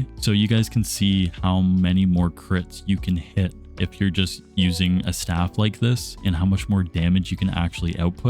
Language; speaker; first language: English; native; English